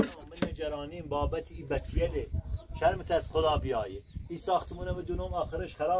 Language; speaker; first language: Persian; non-native, local second language; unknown